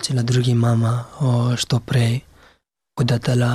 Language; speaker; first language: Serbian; non-native, learner; Pashto